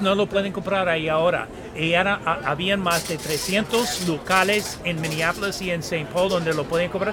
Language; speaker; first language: Spanish; non-native, fluent; English